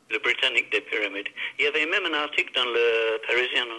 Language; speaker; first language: French; non-native, fluent; English